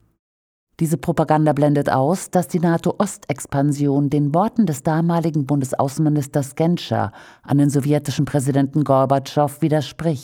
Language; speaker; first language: German; native; German